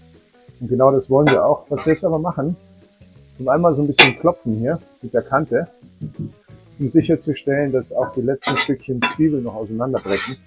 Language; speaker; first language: German; native; German